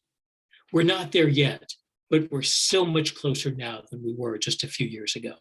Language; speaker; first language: English; native; English